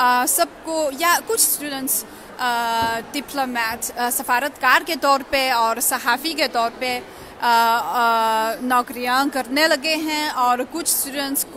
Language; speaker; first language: Hindi; non-native, fluent; Chinese